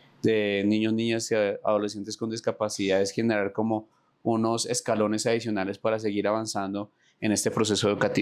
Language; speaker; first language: Spanish; native; Spanish